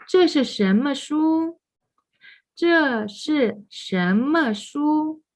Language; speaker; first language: Chinese; non-native, fluent; Mongolian